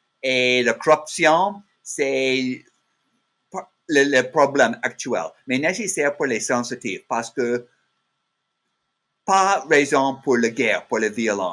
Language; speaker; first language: French; non-native, learner; English